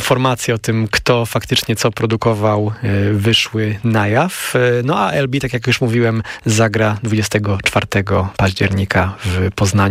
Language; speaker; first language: Polish; native; Polish